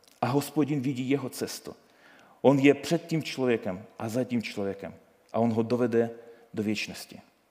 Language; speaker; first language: Ukrainian; native; Ukrainian